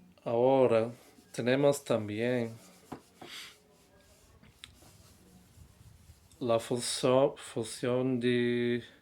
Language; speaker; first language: Spanish; non-native, fluent; Portuguese